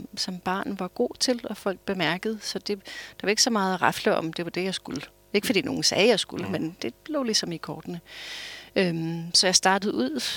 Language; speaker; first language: Danish; non-native, fluent; English